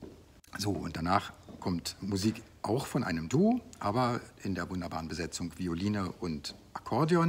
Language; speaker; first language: German; native; German